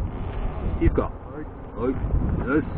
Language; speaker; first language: Japanese; native; Japanese